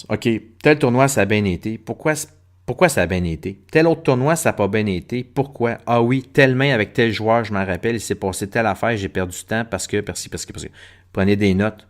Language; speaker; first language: French; native; French